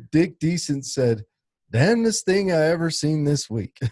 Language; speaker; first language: English; native; English